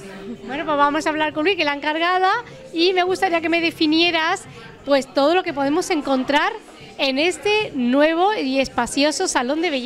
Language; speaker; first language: Spanish; native; Spanish